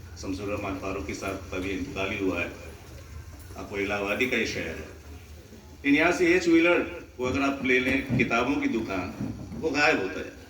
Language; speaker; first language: Hindi; non-native, local second language; Maithili